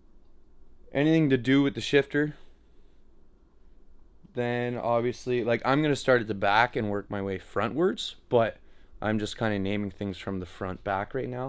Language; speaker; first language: English; native; English